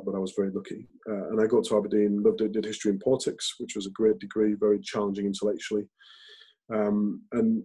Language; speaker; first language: English; native; English